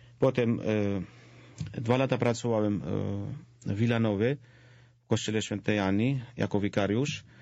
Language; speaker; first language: Polish; non-native, fluent; Georgian